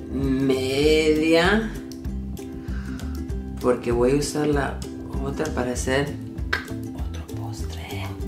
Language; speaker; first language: Spanish; early bilingual, heritage; Spanish